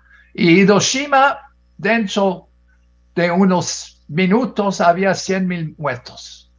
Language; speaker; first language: Spanish; non-native, fluent; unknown